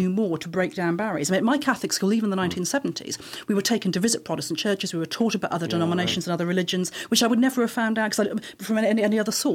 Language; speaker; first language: English; native; English